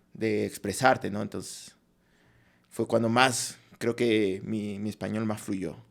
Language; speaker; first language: Spanish; non-native, fluent; French